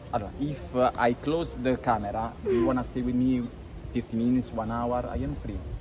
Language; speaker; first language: English; non-native, learner; Italian